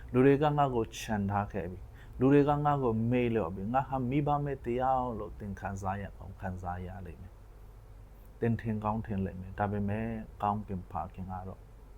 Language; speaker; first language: Burmese; non-native, local second language; Tedim Chin